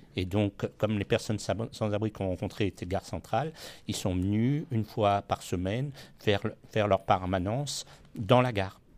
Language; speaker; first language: French; native; French